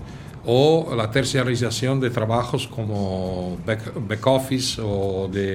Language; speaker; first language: Spanish; non-native, fluent; Italian